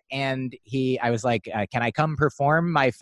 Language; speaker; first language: English; native; English